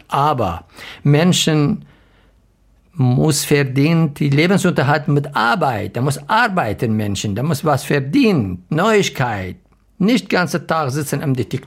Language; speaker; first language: German; non-native, learner; Arabic